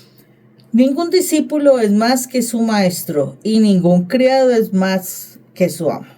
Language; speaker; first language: Spanish; native; Spanish